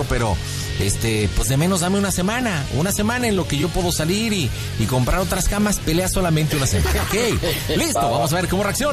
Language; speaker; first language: Spanish; native; Spanish